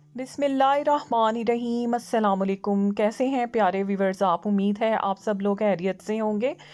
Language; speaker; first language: Urdu; native; Urdu